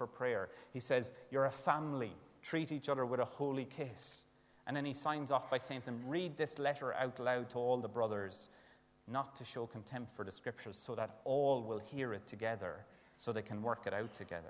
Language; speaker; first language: English; native; English